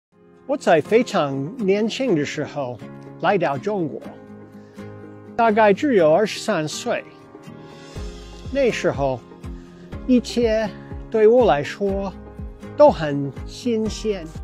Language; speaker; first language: Chinese; non-native, fluent; English